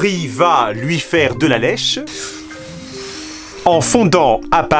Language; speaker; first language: French; native; French